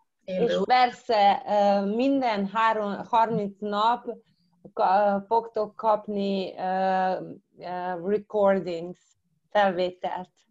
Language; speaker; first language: Hungarian; early bilingual, heritage; Croatian